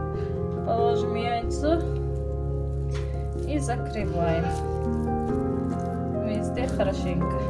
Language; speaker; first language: Russian; non-native, local second language; Tajik